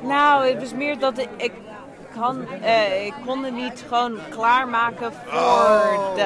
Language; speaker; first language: Dutch; non-native, fluent; English